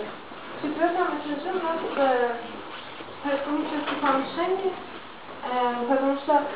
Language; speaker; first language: Russian; non-native, learner; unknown